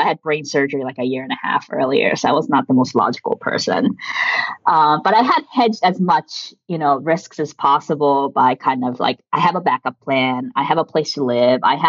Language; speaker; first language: English; early bilingual, other home language; Japanese